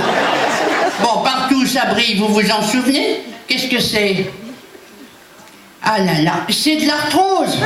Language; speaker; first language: French; native; French